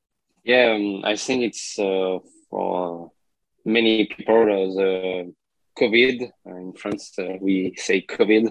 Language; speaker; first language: English; non-native, learner; French